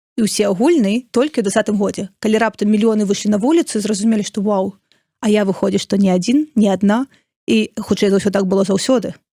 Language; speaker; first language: Belarusian; non-native, local second language; Russian